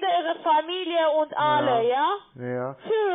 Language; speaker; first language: German; non-native, learner; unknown